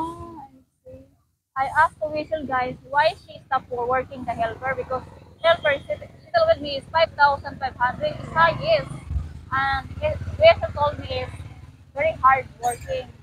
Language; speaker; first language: English; non-native, learner; Cebuano